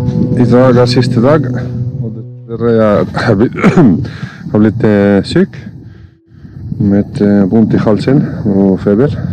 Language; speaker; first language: Norwegian; non-native, fluent; Spanish